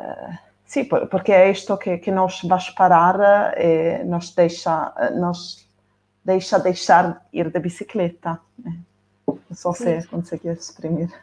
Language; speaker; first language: Portuguese; non-native, fluent; Italian